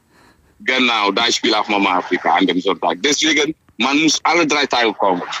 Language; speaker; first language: German; non-native, fluent; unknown